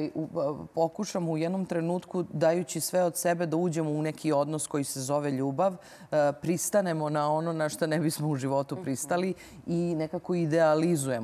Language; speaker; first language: Serbian; native; Serbian